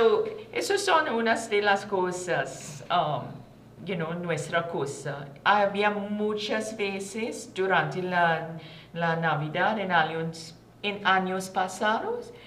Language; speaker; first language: Spanish; non-native, learner; English